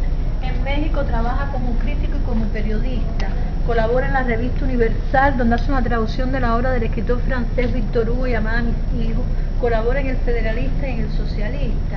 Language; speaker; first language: Spanish; native; Spanish